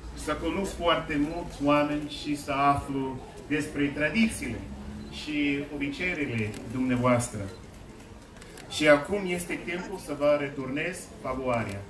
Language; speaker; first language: Romanian; non-native, fluent; English